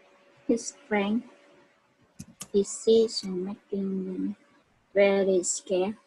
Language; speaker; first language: English; non-native, learner; Vietnamese